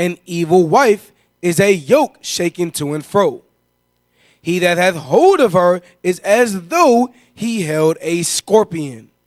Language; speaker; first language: English; native; English